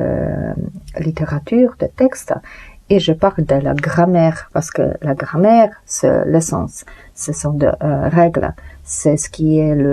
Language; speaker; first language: French; non-native, fluent; Polish